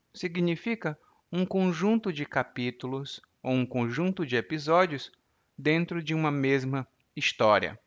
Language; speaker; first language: Portuguese; native; Portuguese